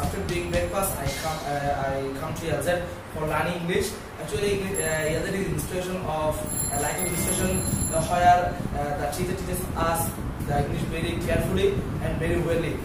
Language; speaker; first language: English; non-native, learner; Bangla